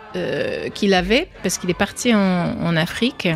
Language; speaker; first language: French; non-native, fluent; English